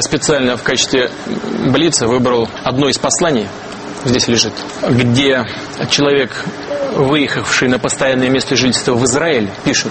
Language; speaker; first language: Russian; native; Russian